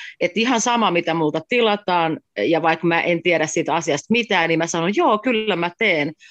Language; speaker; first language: Finnish; native; Finnish